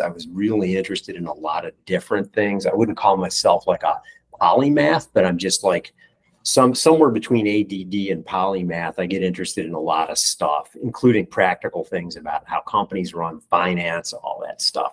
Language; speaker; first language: English; native; English